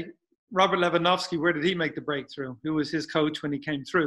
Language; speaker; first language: English; native; English